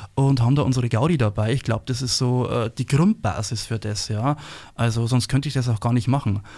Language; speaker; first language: German; native; German